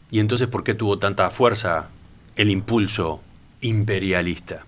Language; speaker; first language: Spanish; native; Spanish